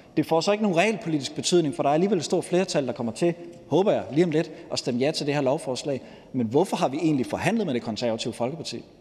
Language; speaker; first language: Danish; native; Danish